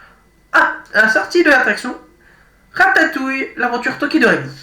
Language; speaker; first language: French; native; French